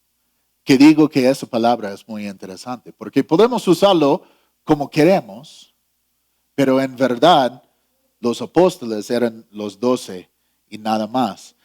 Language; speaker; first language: Spanish; non-native, fluent; English